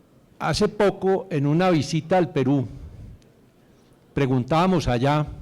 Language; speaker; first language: Spanish; native; Spanish